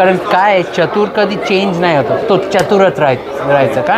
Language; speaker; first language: Marathi; non-native, fluent; English